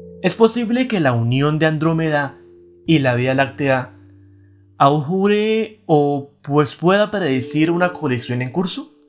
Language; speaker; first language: Spanish; native; Spanish